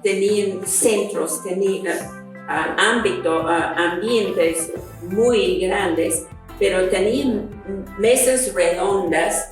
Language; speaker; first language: Spanish; non-native, fluent; English